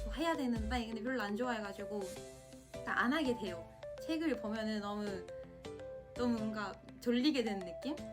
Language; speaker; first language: Korean; non-native, fluent; Japanese